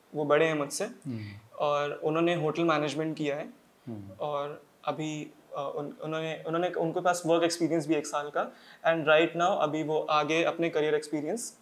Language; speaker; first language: Hindi; native; Hindi